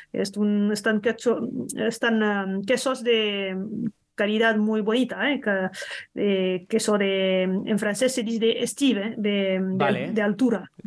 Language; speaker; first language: Spanish; non-native, learner; French